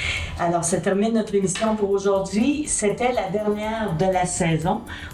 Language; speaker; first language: French; native; French